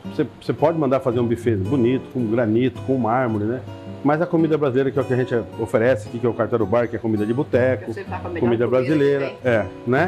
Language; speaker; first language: Portuguese; native; Portuguese